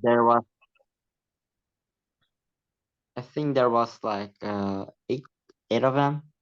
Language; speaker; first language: English; non-native, learner; Vietnamese